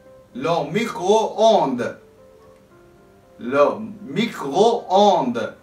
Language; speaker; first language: French; non-native, fluent; Arabic